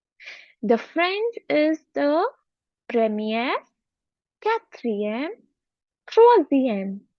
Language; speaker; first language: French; non-native, fluent; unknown